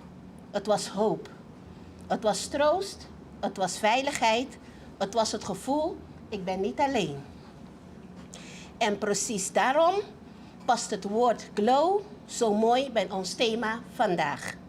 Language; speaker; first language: Dutch; non-native, local second language; Papiamento